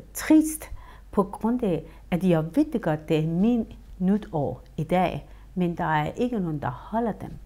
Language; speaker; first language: Danish; non-native, fluent; Persian